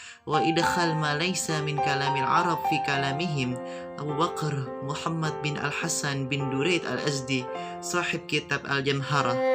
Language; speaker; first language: Arabic; non-native, learner; Indonesian